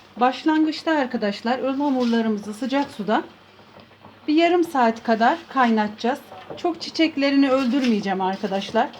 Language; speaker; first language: Turkish; native; Turkish